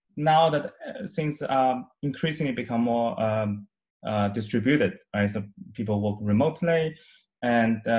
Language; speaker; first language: English; non-native, fluent; Chinese